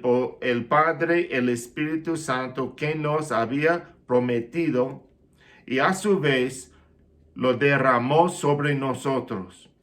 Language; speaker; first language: Spanish; non-native, fluent; English